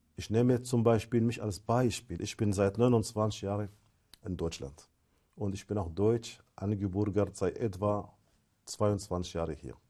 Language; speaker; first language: German; non-native, fluent; Arabic